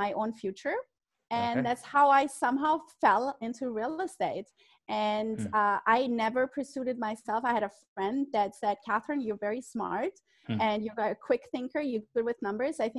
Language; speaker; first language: English; non-native, fluent; German